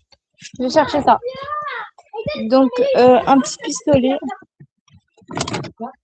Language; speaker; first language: French; native; French